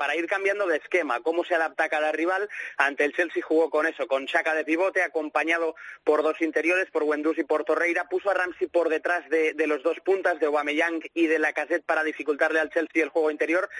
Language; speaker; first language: Spanish; native; Spanish